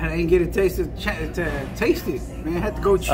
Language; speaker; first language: English; non-native, learner; Spanish